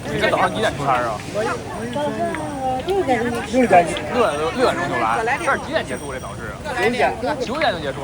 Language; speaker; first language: Chinese; native; Chinese